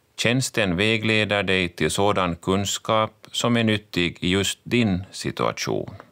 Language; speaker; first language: Swedish; native; Swedish